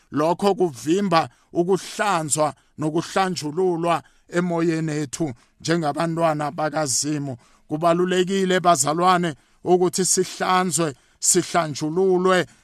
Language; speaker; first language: Zulu; non-native, local second language; South Ndebele